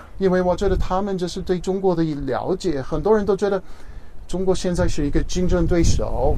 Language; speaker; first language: Chinese; non-native, fluent; English